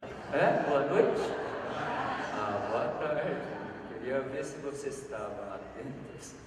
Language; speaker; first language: Portuguese; non-native, fluent; Korean